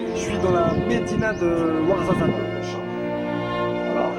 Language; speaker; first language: French; native; French